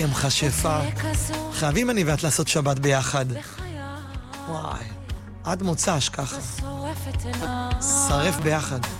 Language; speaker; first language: Hebrew; native; Hebrew